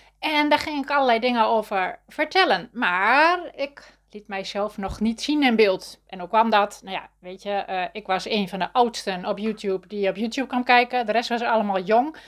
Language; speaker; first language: Dutch; native; Dutch